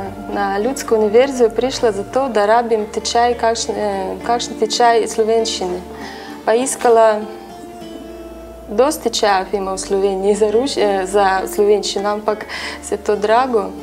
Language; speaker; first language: Slovenian; non-native, learner; Russian